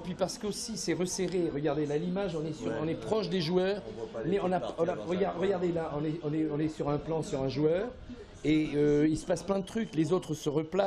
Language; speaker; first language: French; native; French